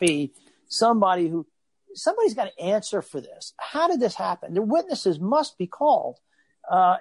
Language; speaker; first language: English; native; English